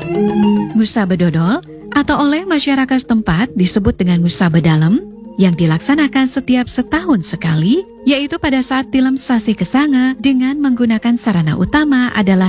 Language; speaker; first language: Indonesian; native; Indonesian